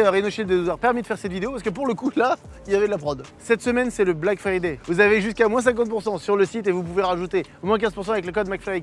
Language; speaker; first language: French; native; French